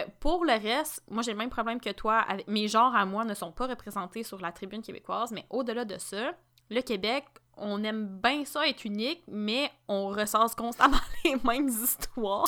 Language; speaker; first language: French; native; French